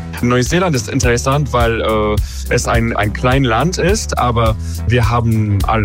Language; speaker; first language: German; non-native, learner; English